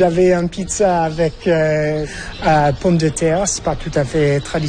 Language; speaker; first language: French; non-native, fluent; English